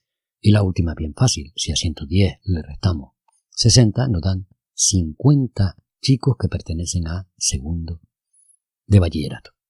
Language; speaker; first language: Spanish; native; Spanish